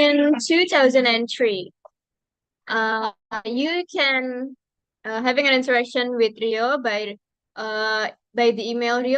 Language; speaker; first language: English; non-native, learner; Indonesian